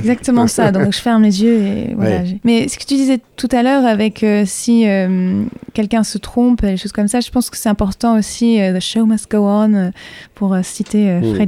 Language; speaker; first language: French; native; French